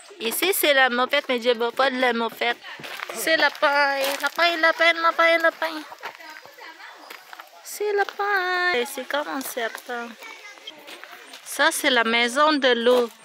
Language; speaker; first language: French; non-native, learner; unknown